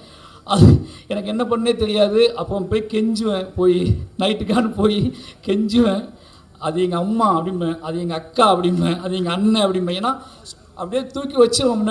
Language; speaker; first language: Tamil; native; Tamil